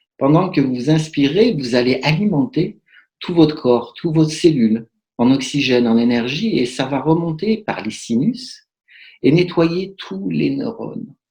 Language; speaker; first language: French; native; French